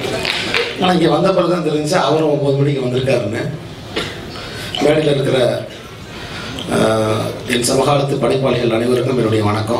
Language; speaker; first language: Tamil; native; Tamil